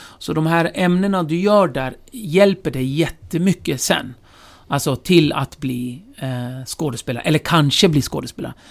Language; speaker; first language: Swedish; early bilingual, other home language; Kurdish